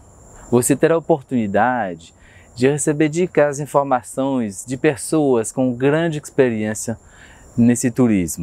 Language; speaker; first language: Portuguese; non-native, fluent; French